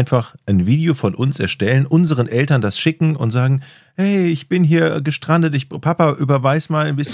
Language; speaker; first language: German; native; German